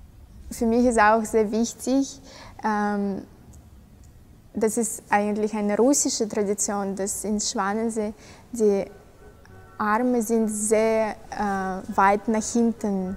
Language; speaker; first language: German; non-native, fluent; Russian